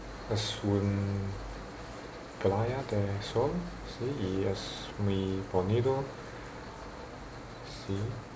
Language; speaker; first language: Spanish; non-native, learner; Chinese